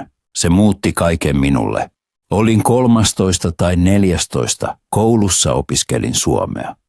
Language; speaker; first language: Finnish; non-native, fluent; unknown